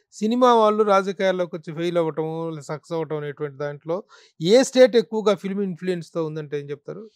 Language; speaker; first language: Telugu; native; Telugu